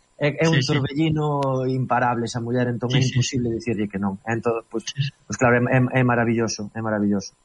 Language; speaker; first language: Galician; native; Galician